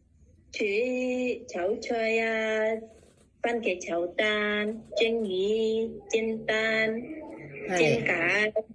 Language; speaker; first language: Chinese; non-native, learner; Indonesian